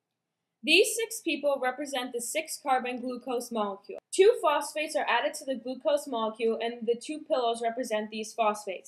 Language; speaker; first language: English; native; English